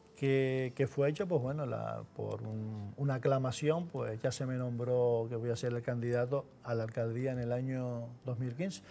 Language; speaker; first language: Spanish; native; Spanish